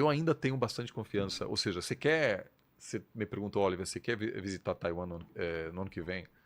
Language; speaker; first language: Portuguese; non-native, fluent; German